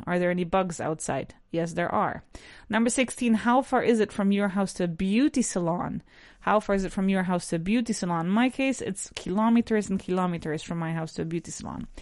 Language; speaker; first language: English; non-native, fluent; Spanish